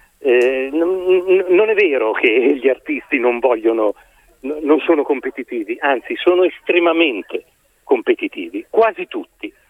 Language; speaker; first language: Italian; native; Italian